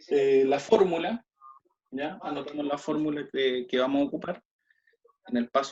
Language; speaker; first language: Spanish; native; Spanish